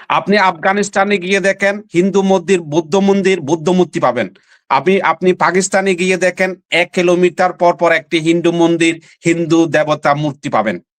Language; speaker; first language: Bangla; non-native, local second language; Chakma